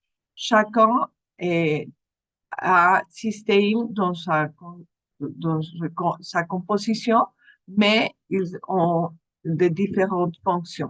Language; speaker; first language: French; non-native, fluent; Spanish